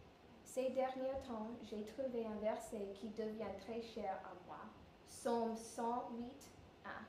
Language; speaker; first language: French; non-native, learner; English